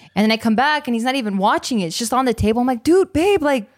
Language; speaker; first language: English; native; English